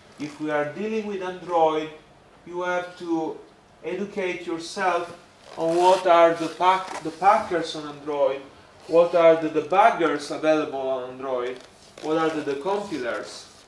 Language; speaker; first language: English; non-native, fluent; Italian